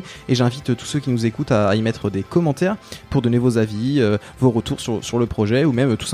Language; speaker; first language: French; native; French